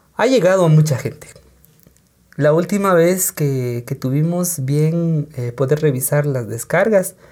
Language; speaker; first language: Spanish; non-native, local second language; Kaqchikel